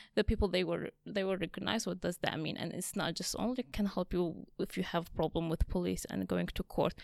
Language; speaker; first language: English; non-native, fluent; Arabic